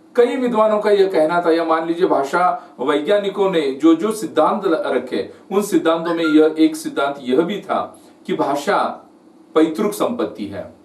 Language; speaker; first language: Hindi; non-native, local second language; Marathi